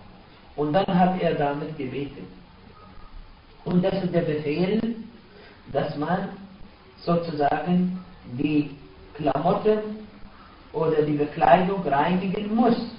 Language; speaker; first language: German; non-native, fluent; Arabic